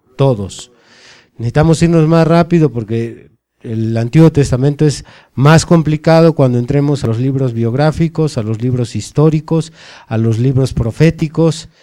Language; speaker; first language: Spanish; native; Spanish